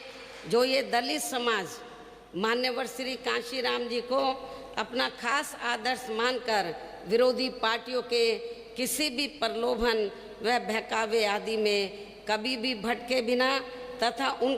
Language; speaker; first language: Hindi; native; Hindi